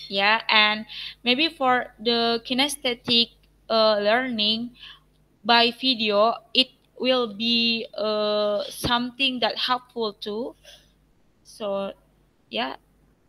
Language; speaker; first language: English; non-native, learner; Indonesian